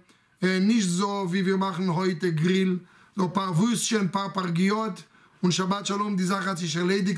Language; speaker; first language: German; non-native, fluent; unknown